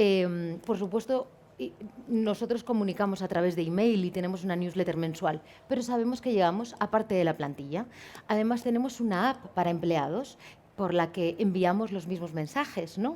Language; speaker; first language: Spanish; native; Spanish